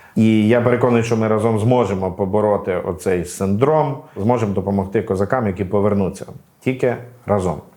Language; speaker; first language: Ukrainian; native; Ukrainian